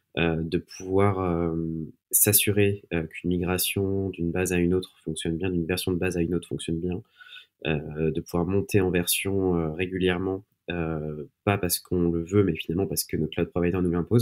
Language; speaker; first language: French; native; French